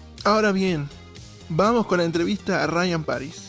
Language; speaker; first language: Spanish; native; Spanish